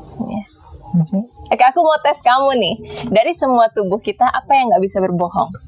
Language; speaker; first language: Indonesian; native; Indonesian